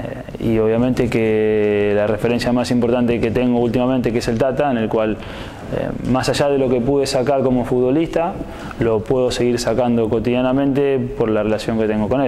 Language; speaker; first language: Spanish; native; Spanish